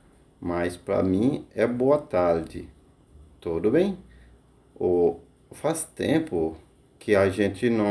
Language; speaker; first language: Portuguese; non-native, fluent; Haitian Creole